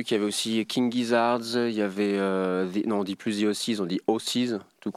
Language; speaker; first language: French; native; French